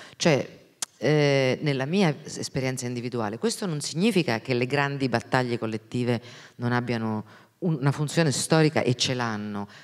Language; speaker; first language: Italian; native; Italian